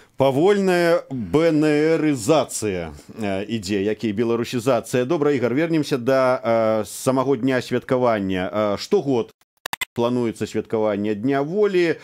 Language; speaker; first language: Belarusian; native; Belarusian